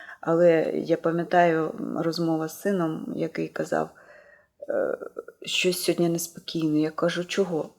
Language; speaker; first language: Ukrainian; native; Ukrainian